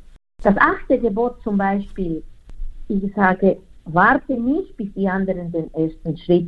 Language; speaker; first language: German; non-native, fluent; Spanish